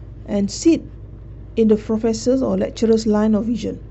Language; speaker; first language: English; non-native, local second language; Malay